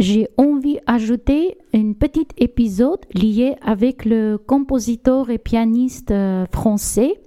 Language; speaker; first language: French; non-native, learner; Armenian